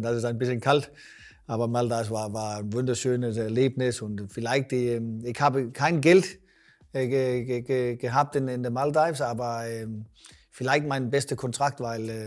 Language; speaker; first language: German; non-native, learner; Danish